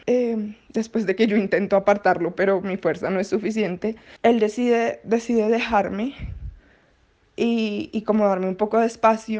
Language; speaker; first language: Spanish; native; Spanish